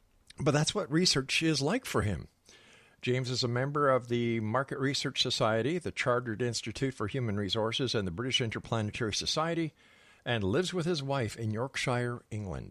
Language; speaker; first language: English; native; English